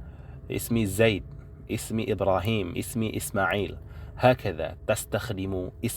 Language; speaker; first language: Arabic; non-native, fluent; Indonesian